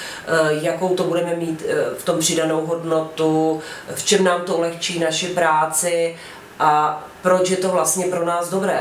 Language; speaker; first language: Czech; native; Czech